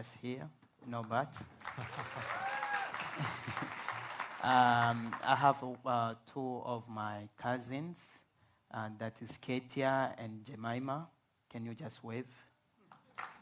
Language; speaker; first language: English; non-native, fluent; Swahili